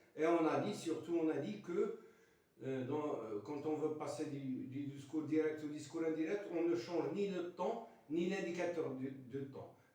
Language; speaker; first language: French; non-native, local second language; Arabic